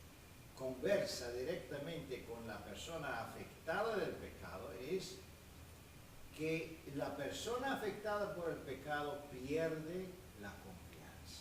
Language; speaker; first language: Spanish; non-native, fluent; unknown